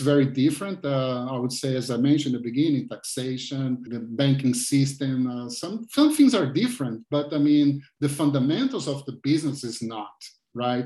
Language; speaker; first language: English; non-native, fluent; Portuguese